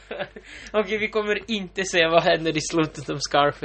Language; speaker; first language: Swedish; non-native, local second language; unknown